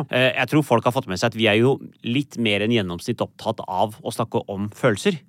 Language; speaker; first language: Norwegian; early bilingual, other home language; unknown